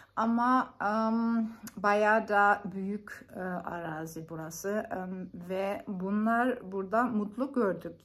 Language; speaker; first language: Turkish; non-native, fluent; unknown